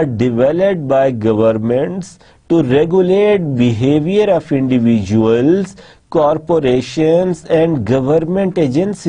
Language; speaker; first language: English; non-native, local second language; Urdu